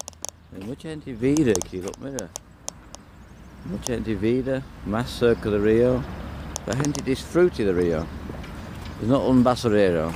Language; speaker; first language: Spanish; non-native, learner; English